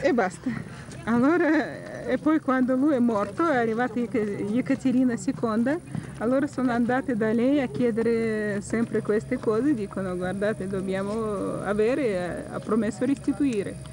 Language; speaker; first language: Italian; non-native, learner; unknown